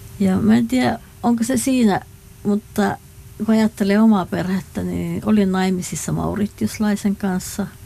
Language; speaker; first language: Finnish; non-native, local second language; Northern Sami